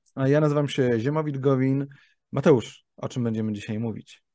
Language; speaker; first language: Polish; native; Polish